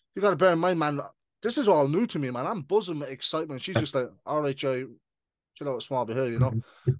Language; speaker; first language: English; native; English